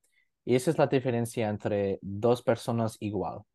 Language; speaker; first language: Spanish; non-native, learner; English